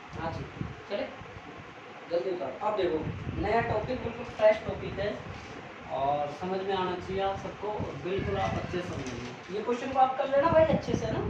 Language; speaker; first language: Hindi; native; Hindi